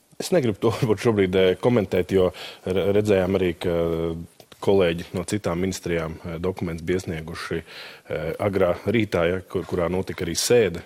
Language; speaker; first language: Latvian; native; Latvian